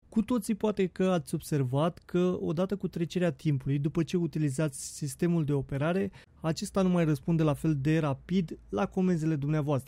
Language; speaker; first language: Romanian; native; Romanian